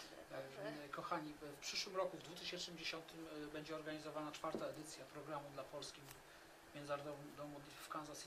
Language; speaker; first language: Polish; native; Polish